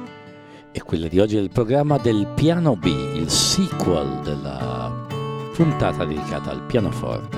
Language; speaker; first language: Italian; native; Italian